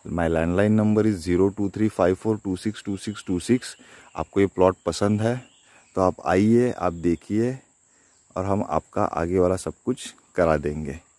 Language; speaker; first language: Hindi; non-native, local second language; Marathi